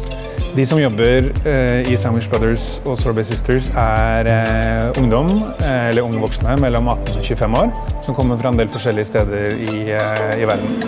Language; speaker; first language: Norwegian; native; Norwegian